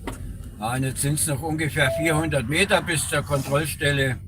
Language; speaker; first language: German; native; German